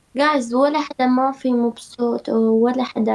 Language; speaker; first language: Arabic; non-native, learner; Turkish